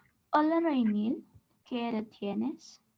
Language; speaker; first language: Spanish; non-native, learner; Filipino